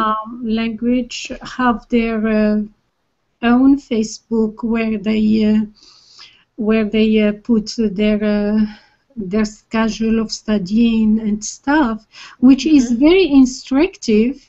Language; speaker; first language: English; non-native, fluent; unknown